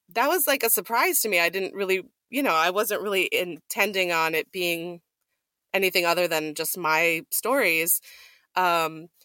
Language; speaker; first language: English; native; English